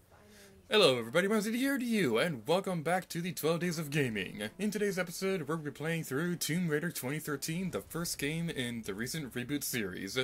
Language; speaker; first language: English; native; English